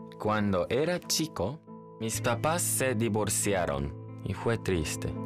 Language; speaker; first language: Spanish; early bilingual, heritage; Japanese